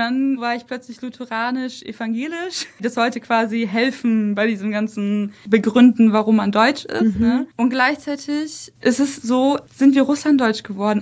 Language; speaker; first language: German; early bilingual, other home language; Russian